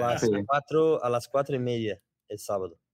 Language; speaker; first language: Spanish; non-native, learner; Portuguese